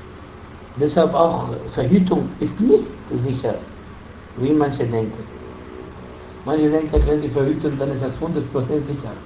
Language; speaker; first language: German; non-native, fluent; Arabic